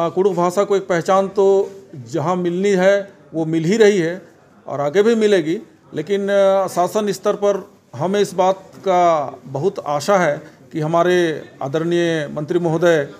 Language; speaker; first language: Hindi; non-native, local second language; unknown